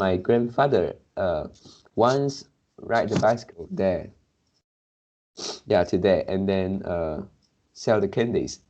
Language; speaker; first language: English; non-native, local second language; Chinese